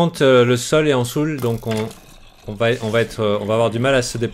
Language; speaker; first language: French; native; French